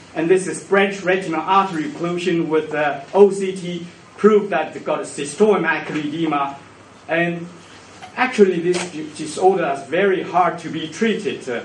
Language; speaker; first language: English; non-native, fluent; Chinese